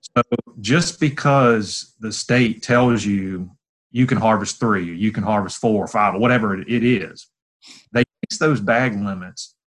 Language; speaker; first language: English; native; English